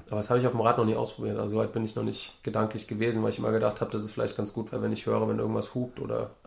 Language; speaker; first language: German; native; German